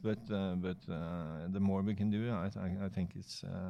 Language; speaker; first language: English; non-native, fluent; Norwegian